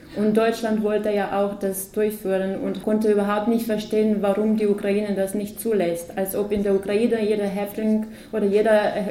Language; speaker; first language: German; non-native, fluent; Ukrainian